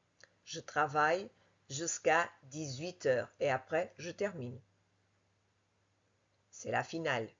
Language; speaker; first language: French; non-native, fluent; Portuguese